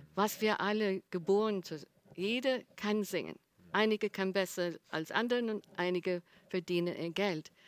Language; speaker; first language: German; non-native, learner; English